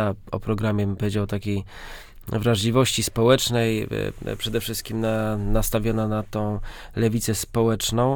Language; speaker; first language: Polish; native; Polish